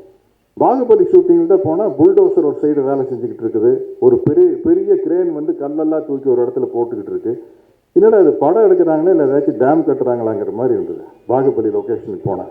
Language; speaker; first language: Tamil; native; Tamil